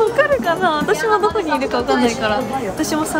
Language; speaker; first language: Japanese; native; Japanese